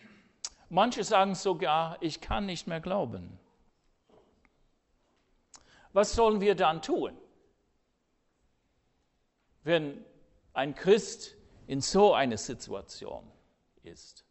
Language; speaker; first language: German; non-native, fluent; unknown